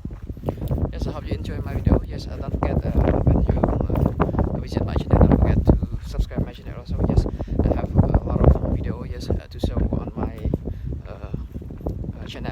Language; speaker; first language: English; non-native, learner; Khmer